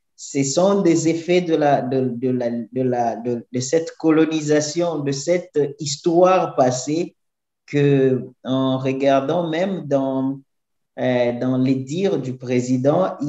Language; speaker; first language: French; native; French